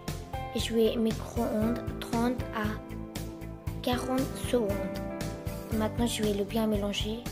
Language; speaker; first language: French; non-native, fluent; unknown